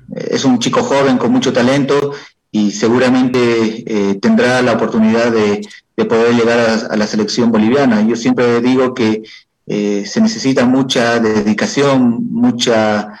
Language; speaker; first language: Spanish; native; Spanish